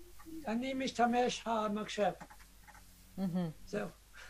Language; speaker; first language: Hebrew; non-native, learner; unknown